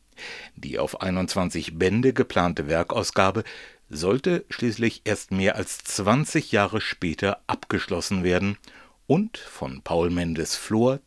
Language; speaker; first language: German; native; German